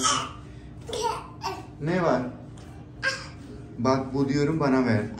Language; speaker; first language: Turkish; non-native, learner; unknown